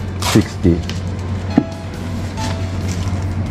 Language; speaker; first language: English; non-native, learner; Japanese